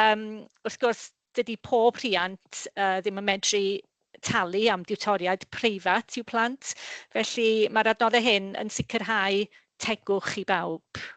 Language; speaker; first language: Welsh; native; Welsh